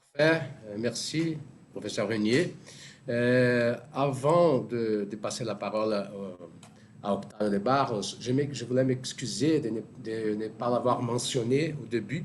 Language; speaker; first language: French; non-native, fluent; Portuguese